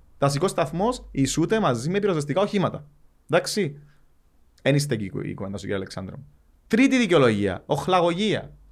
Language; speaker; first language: Greek; native; Greek